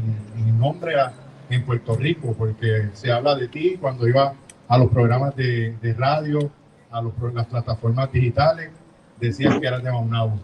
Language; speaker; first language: Spanish; native; Spanish